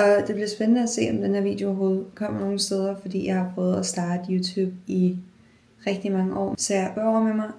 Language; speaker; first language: Danish; native; Danish